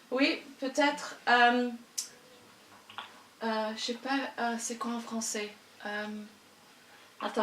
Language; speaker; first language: French; non-native, learner; English